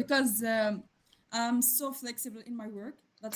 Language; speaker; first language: English; non-native, learner; French